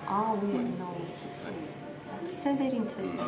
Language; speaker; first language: English; non-native, learner; Russian